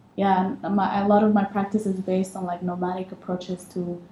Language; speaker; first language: English; non-native, fluent; Arabic